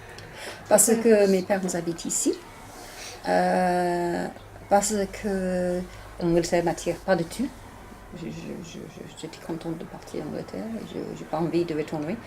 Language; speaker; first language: French; non-native, learner; English